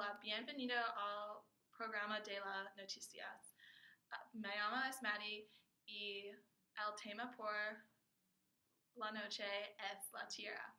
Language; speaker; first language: Spanish; non-native, learner; English